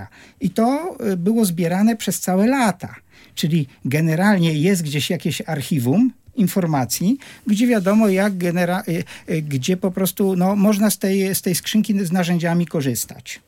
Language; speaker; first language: Polish; native; Polish